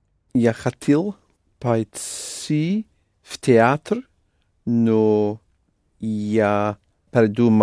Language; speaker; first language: Russian; non-native, learner; English